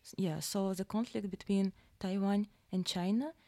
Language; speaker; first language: English; non-native, fluent; Russian